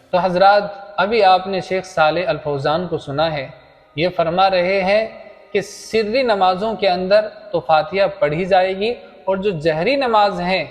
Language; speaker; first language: Urdu; native; Urdu